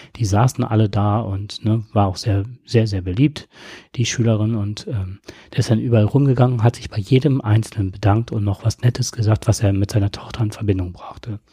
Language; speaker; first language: German; native; German